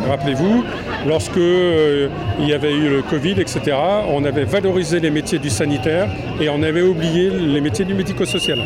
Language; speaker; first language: French; native; French